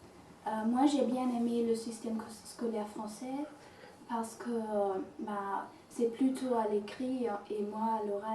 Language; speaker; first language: French; non-native, fluent; German